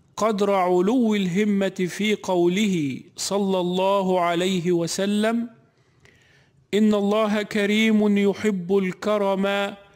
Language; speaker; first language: Arabic; native; Arabic